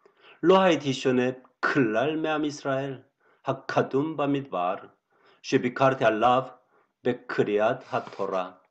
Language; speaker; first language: Hebrew; non-native, fluent; Korean